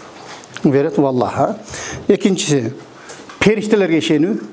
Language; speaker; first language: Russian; non-native, learner; Kyrgyz